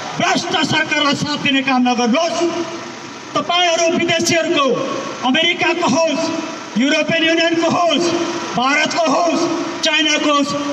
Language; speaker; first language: Nepali; native; Nepali